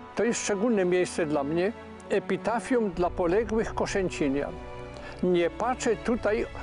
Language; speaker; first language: Polish; native; Polish